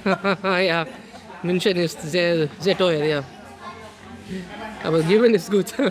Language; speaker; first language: German; non-native, learner; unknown